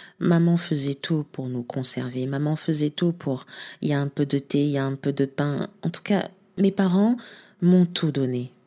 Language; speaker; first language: French; non-native, local second language; Lingala